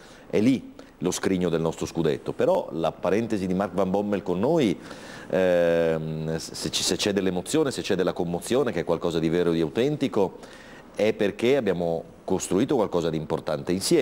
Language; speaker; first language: Italian; native; Italian